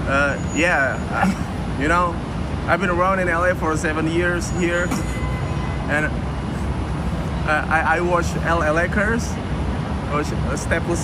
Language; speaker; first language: English; non-native, learner; Indonesian